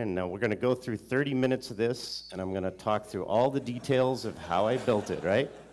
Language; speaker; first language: English; native; English